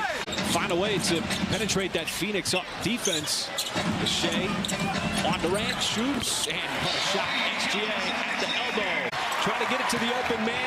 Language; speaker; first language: English; native; English